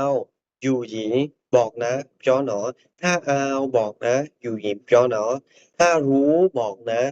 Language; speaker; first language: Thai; non-native, fluent; Burmese